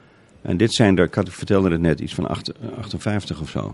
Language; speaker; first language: Dutch; native; Dutch